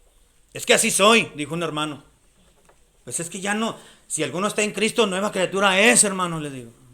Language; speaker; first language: Spanish; native; Spanish